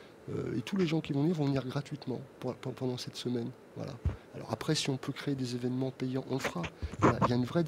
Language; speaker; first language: French; native; French